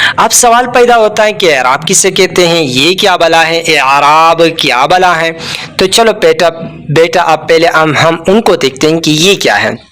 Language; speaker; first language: Urdu; non-native, local second language; Pashto